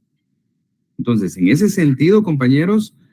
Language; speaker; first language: Spanish; native; Spanish